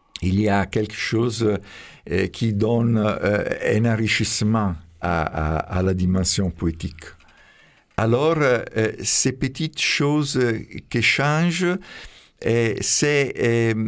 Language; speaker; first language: French; non-native, fluent; Italian